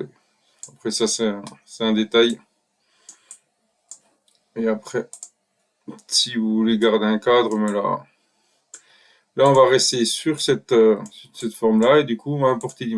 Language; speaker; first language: French; native; French